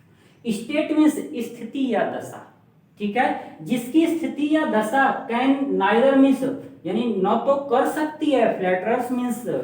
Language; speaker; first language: Hindi; native; Hindi